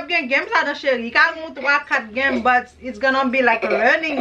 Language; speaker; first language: English; non-native, learner; Haitian Creole